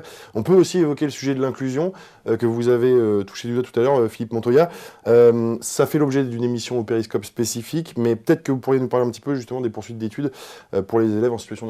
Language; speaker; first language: French; native; French